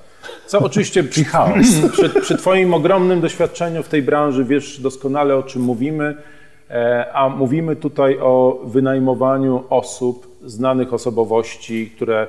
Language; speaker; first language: Polish; native; Polish